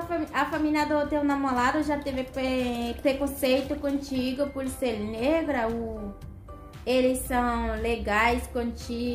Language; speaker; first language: Portuguese; non-native, fluent; Haitian Creole